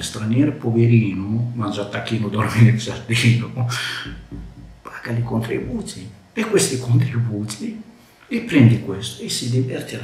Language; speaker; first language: Italian; non-native, learner; Arabic